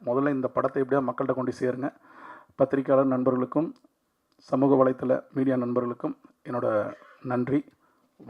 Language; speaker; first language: Tamil; native; Tamil